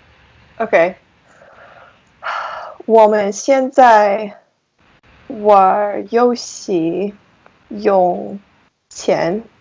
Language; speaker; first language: Chinese; non-native, learner; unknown